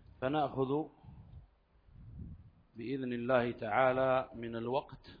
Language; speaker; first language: Arabic; native; Arabic